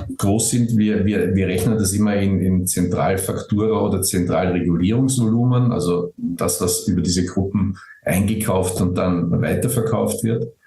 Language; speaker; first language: German; native; German